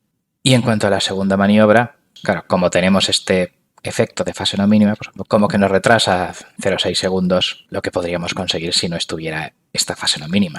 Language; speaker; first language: Spanish; native; Spanish